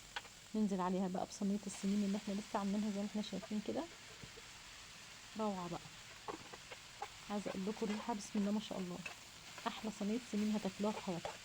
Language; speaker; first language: Arabic; native; Arabic